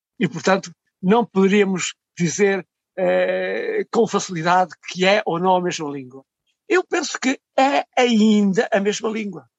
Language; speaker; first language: Portuguese; native; Portuguese